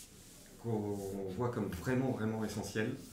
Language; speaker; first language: French; native; French